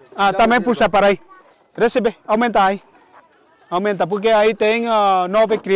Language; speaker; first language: Portuguese; non-native, learner; Vietnamese